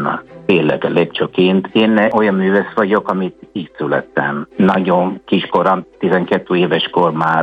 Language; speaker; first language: Hungarian; non-native, fluent; Italian